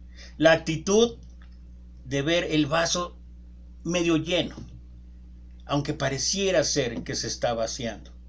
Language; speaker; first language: Spanish; native; Spanish